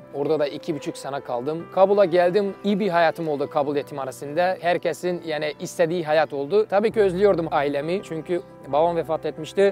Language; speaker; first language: Turkish; non-native, fluent; Persian